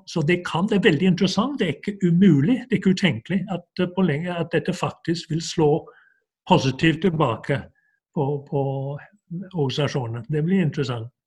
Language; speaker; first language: Norwegian; non-native, fluent; English